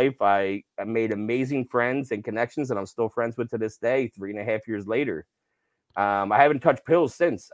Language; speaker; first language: English; native; English